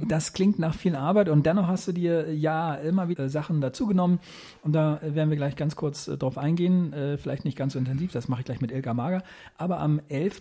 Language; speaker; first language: German; native; German